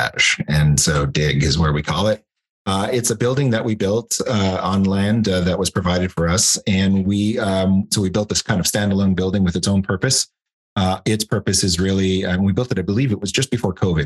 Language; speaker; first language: English; native; English